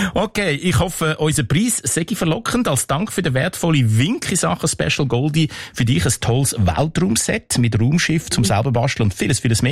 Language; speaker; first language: German; native; German